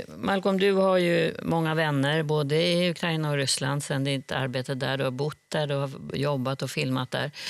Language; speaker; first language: Swedish; native; Swedish